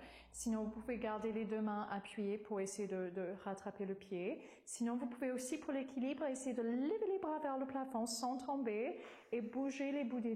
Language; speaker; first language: French; non-native, fluent; English